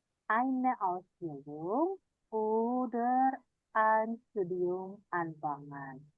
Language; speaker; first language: German; non-native, fluent; Indonesian